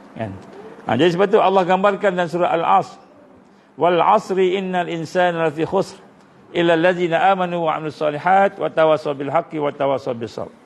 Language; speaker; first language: Malay; native; Malay